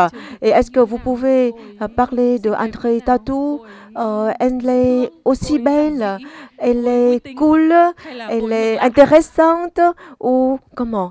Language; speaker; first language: French; non-native, fluent; Vietnamese